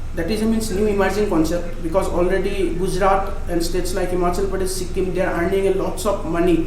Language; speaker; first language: English; non-native, local second language; Assamese